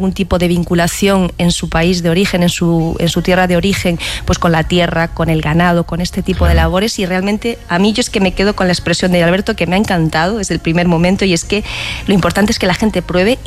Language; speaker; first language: Spanish; native; Spanish